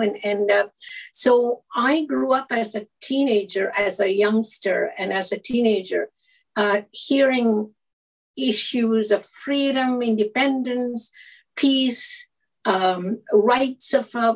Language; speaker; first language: English; non-native, local second language; Malayalam